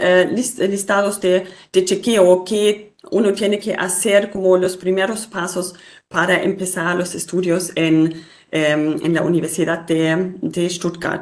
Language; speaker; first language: Spanish; non-native, fluent; German